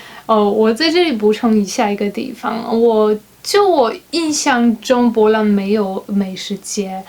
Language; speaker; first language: Chinese; non-native, fluent; Polish